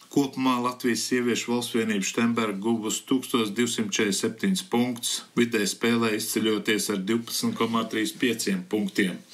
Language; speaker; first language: Latvian; early bilingual, heritage; Latvian